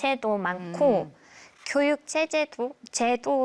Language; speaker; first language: Korean; non-native, fluent; English